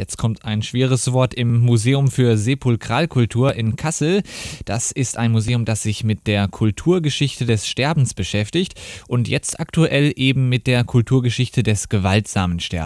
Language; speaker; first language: German; native; German